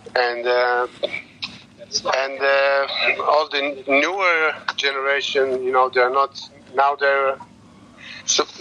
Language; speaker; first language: English; non-native, learner; Hebrew